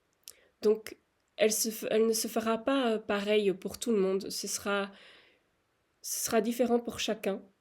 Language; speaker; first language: French; native; French